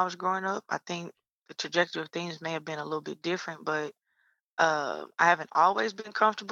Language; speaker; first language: English; native; English